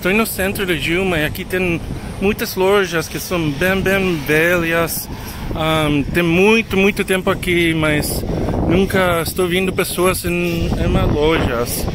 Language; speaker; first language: Portuguese; non-native, learner; English